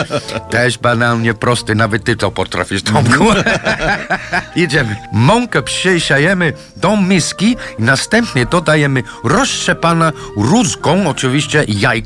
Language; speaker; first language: Polish; non-native, learner; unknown